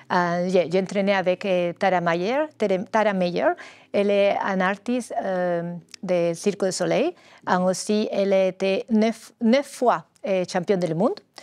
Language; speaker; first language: French; non-native, learner; Spanish